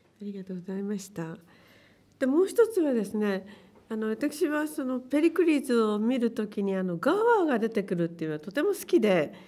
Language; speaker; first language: Japanese; native; Japanese